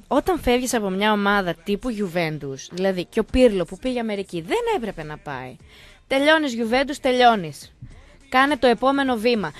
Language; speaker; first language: Greek; native; Greek